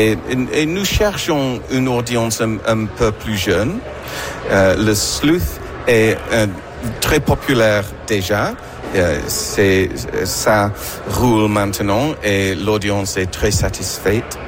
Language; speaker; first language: French; non-native, fluent; English